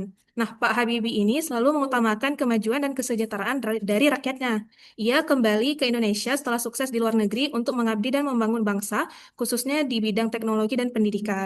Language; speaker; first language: Indonesian; native; Indonesian